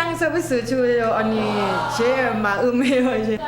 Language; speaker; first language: Korean; non-native, learner; Thai